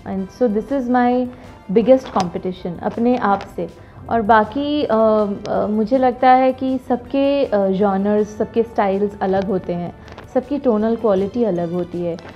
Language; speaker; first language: Hindi; non-native, local second language; Bangla